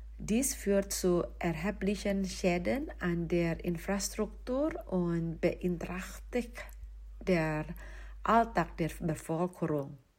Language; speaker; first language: German; non-native, fluent; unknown